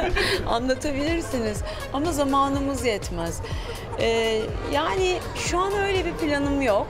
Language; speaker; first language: Turkish; native; Turkish